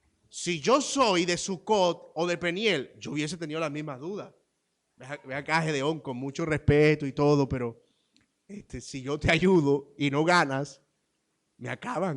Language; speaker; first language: Spanish; native; Spanish